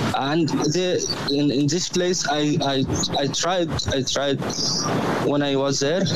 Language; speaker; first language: English; non-native, learner; Arabic